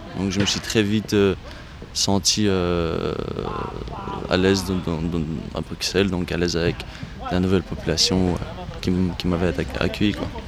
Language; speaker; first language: French; non-native, fluent; Armenian